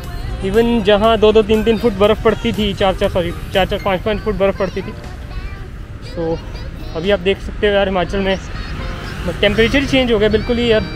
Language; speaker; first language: Hindi; native; Hindi